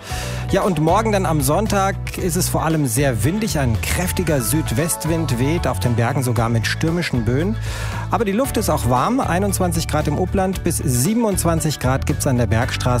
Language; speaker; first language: German; native; German